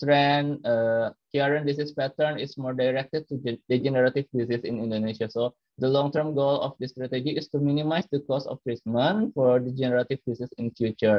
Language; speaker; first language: English; non-native, learner; Indonesian